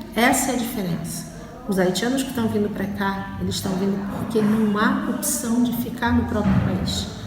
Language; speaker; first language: Portuguese; native; Portuguese